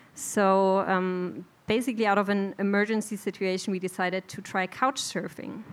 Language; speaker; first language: English; non-native, fluent; German